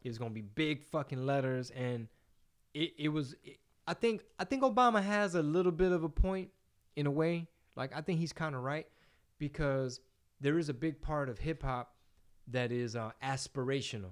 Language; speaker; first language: English; early bilingual, other home language; Spanish